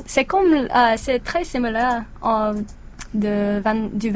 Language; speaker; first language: French; non-native, learner; English